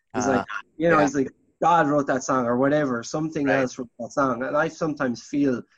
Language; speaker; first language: English; native; English